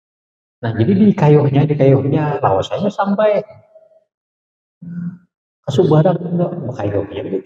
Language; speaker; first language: Indonesian; non-native, local second language; Banjar